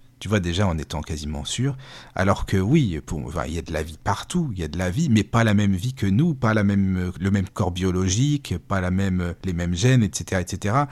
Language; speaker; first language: French; native; French